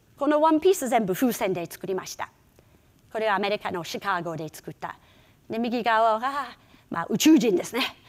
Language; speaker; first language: Japanese; non-native, fluent; English